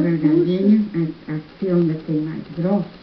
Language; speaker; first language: Portuguese; non-native, learner; German